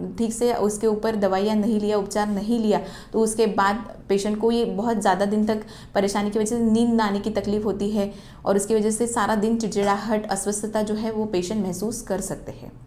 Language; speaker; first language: Hindi; non-native, local second language; Marathi